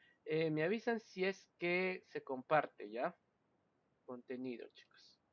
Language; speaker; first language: Spanish; native; Spanish